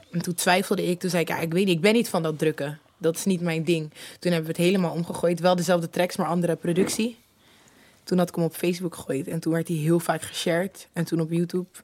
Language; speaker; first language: Dutch; native; Dutch